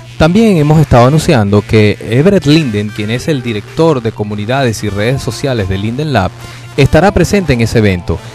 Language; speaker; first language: Spanish; native; Spanish